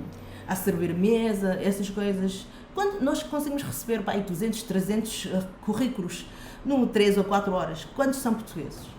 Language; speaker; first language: Portuguese; non-native, fluent; Chinese